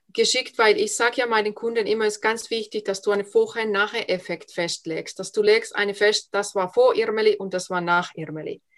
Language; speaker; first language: German; non-native, fluent; Finnish